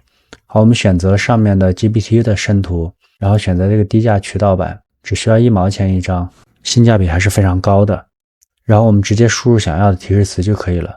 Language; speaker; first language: Chinese; native; Chinese